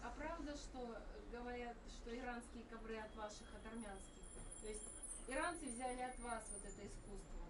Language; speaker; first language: Russian; native; Russian